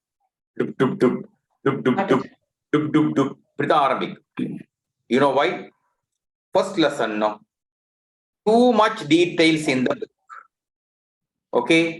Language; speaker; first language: English; non-native, local second language; Tamil